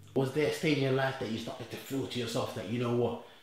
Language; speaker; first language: English; native; English